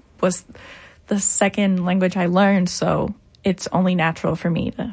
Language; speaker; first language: English; non-native, fluent; Spanish